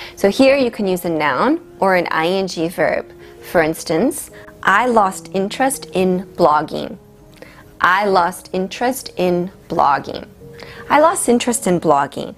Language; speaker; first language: English; native; English